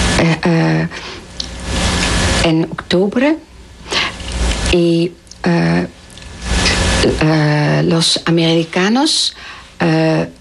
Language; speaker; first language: Spanish; non-native, learner; Dutch